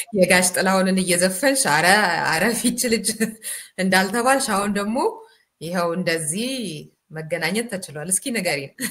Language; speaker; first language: Amharic; native; Amharic